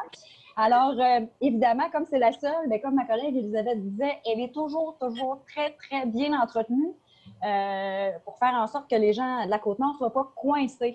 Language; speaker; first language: French; native; French